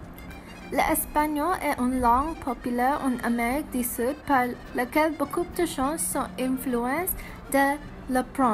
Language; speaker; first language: French; non-native, learner; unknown